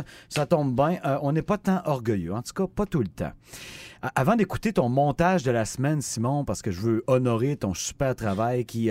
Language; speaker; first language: French; native; French